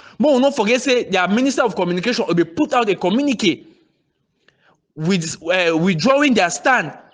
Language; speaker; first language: Nigerian Pidgin; native; Nigerian Pidgin